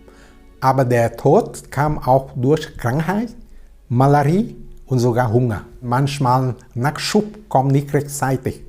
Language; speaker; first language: German; non-native, learner; Vietnamese